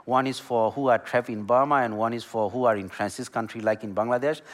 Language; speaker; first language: English; non-native, learner; Burmese